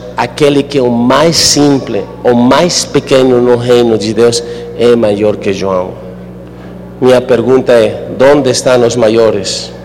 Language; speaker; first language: Portuguese; non-native, fluent; Spanish